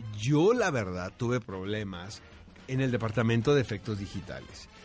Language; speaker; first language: Spanish; native; Spanish